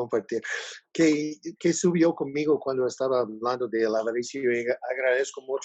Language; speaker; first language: Spanish; non-native, learner; English